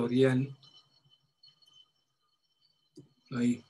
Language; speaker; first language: Spanish; native; Spanish